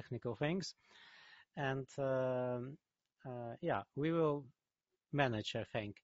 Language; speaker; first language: English; non-native, fluent; Russian